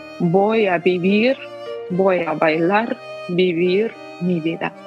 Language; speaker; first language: Spanish; non-native, fluent; Ukrainian